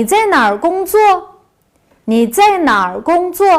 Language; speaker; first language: Chinese; non-native, local second language; Uyghur